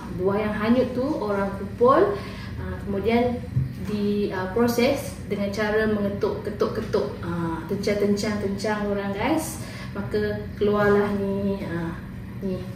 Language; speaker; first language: Malay; non-native, local second language; Iban